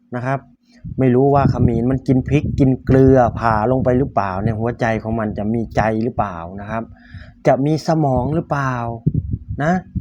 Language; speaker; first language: Thai; native; Thai